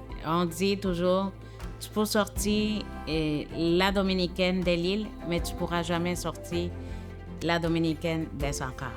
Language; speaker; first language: French; non-native, fluent; Spanish